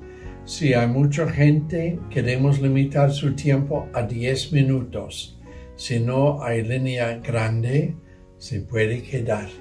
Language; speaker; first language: Spanish; non-native, learner; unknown